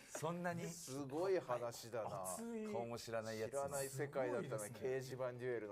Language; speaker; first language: Japanese; native; Japanese